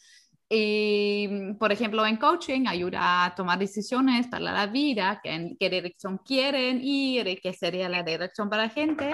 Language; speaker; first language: Spanish; non-native, fluent; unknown